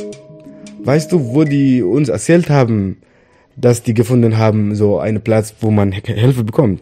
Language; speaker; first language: German; non-native, fluent; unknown